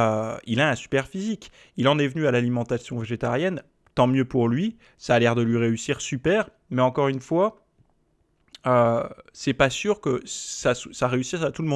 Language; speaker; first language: French; native; French